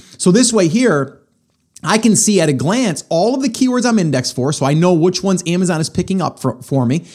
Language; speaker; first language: English; native; English